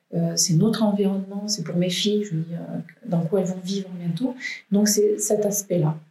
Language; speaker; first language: French; native; French